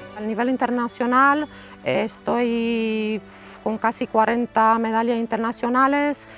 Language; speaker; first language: Spanish; non-native, fluent; Romanian